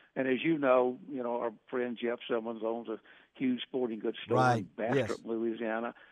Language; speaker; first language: English; native; English